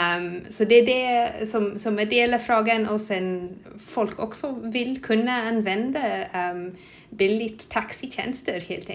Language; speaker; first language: Swedish; non-native, fluent; English